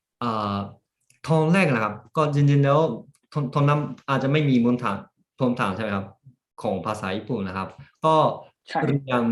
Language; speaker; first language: Thai; early bilingual, heritage; Japanese